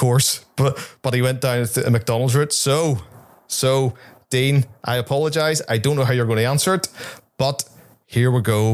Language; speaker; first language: English; native; English